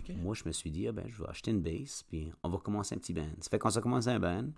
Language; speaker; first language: French; native; French